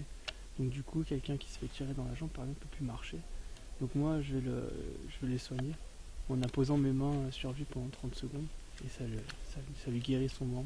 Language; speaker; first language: French; native; French